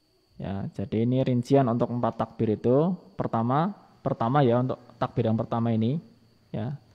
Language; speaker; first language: Indonesian; non-native, local second language; Javanese